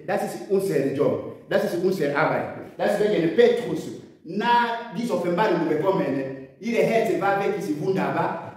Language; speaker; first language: German; non-native, learner; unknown